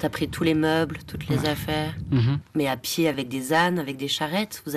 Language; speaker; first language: French; native; French